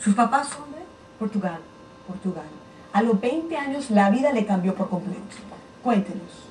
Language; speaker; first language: Spanish; native; Spanish